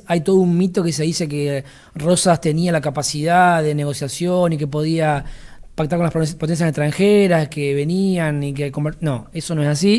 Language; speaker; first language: Spanish; native; Spanish